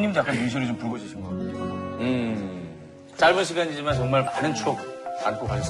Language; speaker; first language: Korean; native; Korean